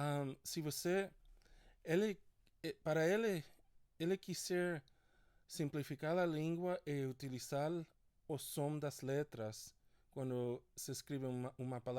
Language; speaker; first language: Portuguese; non-native, learner; English